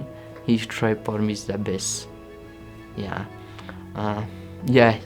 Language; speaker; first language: English; non-native, learner; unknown